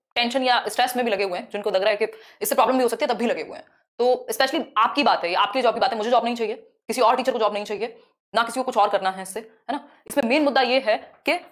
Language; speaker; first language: Hindi; native; Hindi